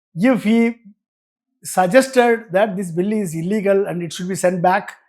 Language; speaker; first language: English; non-native, local second language; Tamil